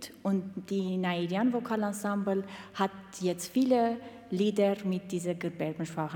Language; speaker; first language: German; non-native, learner; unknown